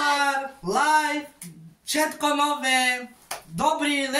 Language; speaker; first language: Slovak; non-native, local second language; Romany